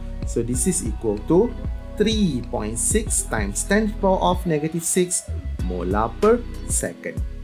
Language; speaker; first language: English; non-native, local second language; Malay